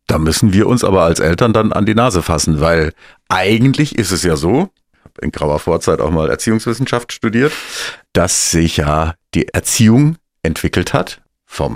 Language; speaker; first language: German; native; German